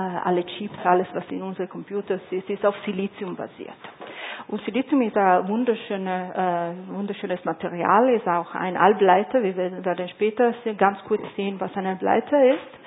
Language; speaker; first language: German; non-native, fluent; Italian